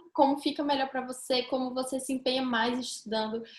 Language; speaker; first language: Portuguese; native; Portuguese